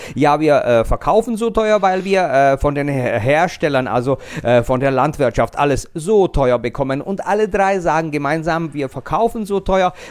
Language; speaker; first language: German; non-native, fluent; Czech